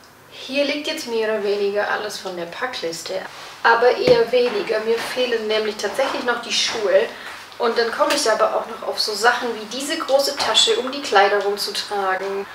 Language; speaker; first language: German; native; German